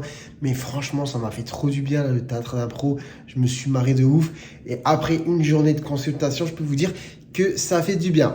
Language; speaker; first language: French; native; French